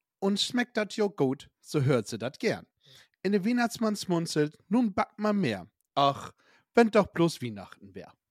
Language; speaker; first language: German; native; German